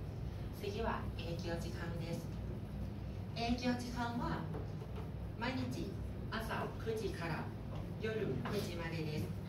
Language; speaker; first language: Japanese; non-native, learner; Thai